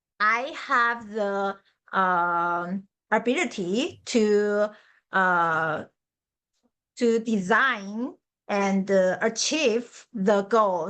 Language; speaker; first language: English; non-native, learner; Chinese